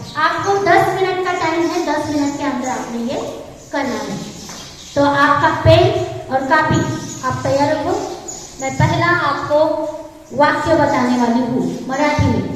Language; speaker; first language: Hindi; non-native, local second language; Marathi